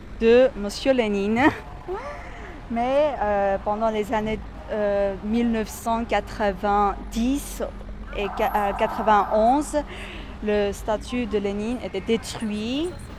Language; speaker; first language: French; non-native, fluent; Armenian